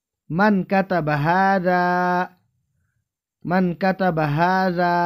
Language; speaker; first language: Arabic; non-native, fluent; Urdu